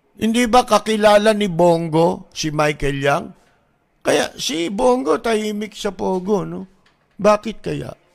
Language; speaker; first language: Filipino; native; Filipino